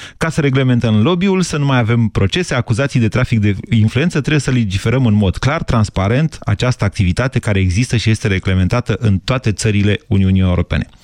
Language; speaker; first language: Romanian; native; Romanian